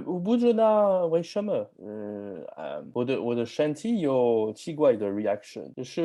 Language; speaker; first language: Chinese; non-native, learner; French